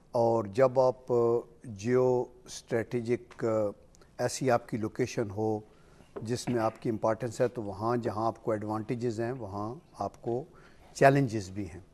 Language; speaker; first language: Urdu; native; Urdu